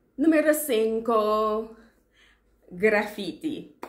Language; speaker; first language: Spanish; non-native, fluent; English